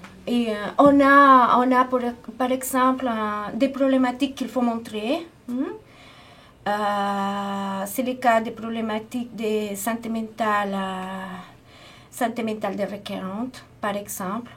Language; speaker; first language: French; non-native, fluent; Spanish